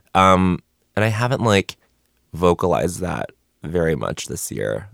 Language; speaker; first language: English; native; English